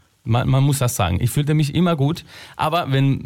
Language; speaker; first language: German; non-native, fluent; Spanish